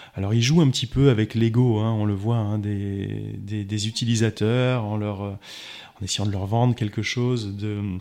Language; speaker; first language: French; native; French